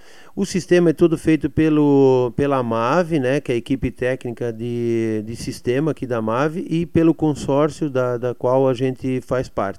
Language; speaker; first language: Portuguese; native; Portuguese